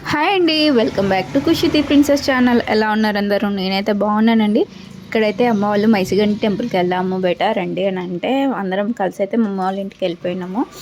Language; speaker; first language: Telugu; non-native, local second language; Lambadi